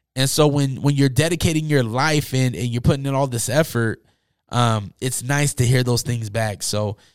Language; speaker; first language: English; native; English